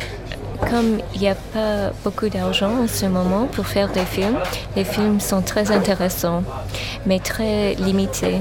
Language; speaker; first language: French; non-native, fluent; English